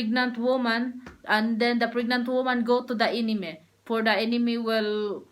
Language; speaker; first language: English; non-native, learner; Filipino